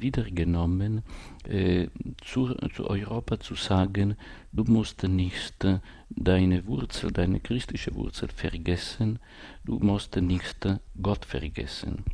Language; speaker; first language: German; non-native, fluent; Italian